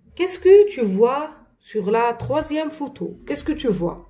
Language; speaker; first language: French; non-native, local second language; Arabic